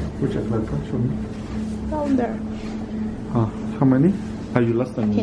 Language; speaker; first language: English; non-native, fluent; Polish